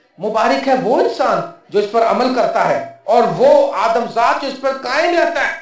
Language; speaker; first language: Urdu; non-native, local second language; Punjabi